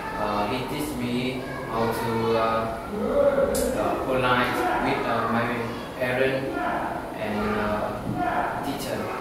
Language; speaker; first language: English; non-native, learner; Vietnamese